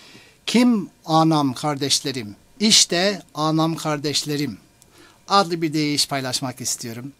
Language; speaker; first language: Turkish; non-native, fluent; English